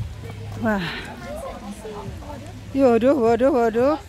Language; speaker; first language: Malay; native; Malay